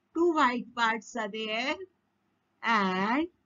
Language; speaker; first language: English; non-native, local second language; Marathi